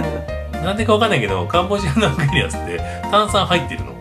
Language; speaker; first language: Japanese; native; Japanese